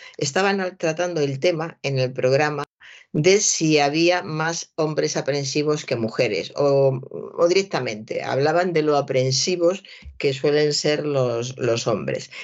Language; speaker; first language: Spanish; native; Spanish